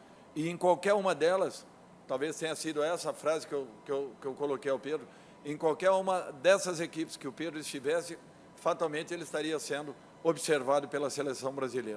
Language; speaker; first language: Portuguese; native; Portuguese